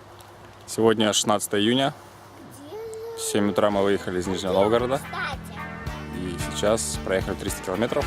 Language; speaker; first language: Russian; native; Russian